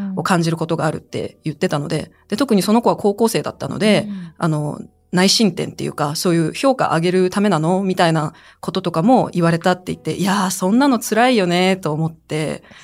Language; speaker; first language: Japanese; early bilingual, other home language; Chinese